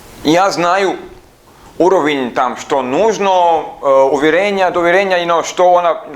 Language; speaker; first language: Russian; non-native, learner; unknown